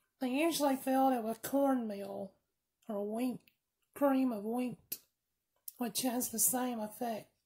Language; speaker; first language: English; native; English